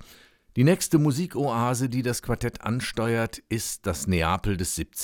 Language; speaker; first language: German; native; German